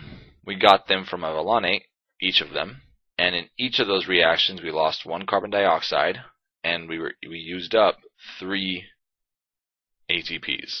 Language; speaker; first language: English; native; English